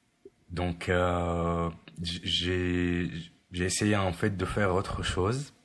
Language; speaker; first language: French; non-native, fluent; Arabic